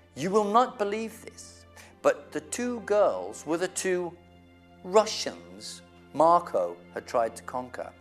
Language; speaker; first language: English; native; English